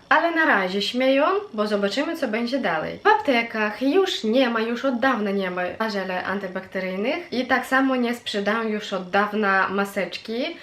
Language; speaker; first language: Polish; non-native, fluent; Russian